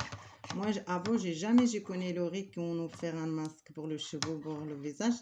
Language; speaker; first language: French; non-native, learner; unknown